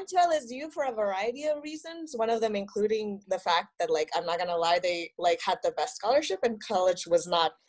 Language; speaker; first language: English; non-native, fluent; Spanish